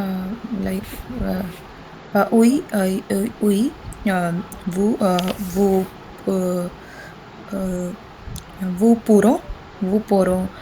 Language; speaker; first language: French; non-native, learner; Hindi